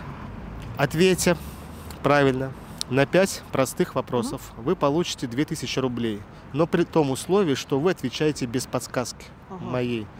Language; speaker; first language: Russian; native; Russian